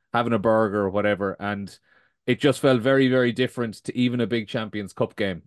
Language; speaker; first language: English; native; English